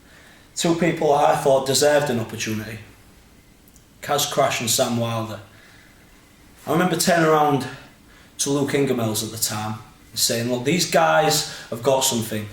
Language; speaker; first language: English; native; English